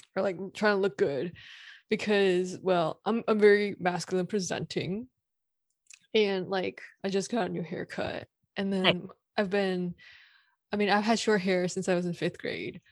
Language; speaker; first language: English; native; English